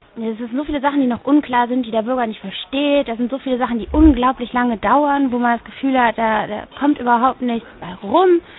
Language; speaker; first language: German; native; German